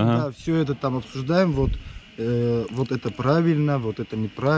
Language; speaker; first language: Russian; non-native, local second language; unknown